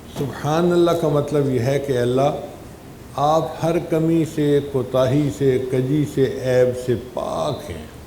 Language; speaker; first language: Urdu; non-native, local second language; Punjabi